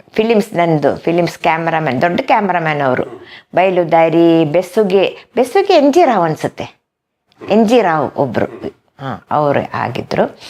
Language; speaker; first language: Kannada; native; Kannada